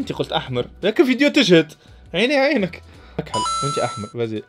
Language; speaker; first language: Arabic; native; Arabic